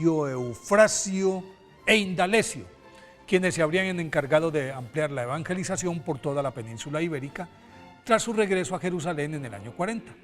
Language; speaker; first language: Spanish; native; Spanish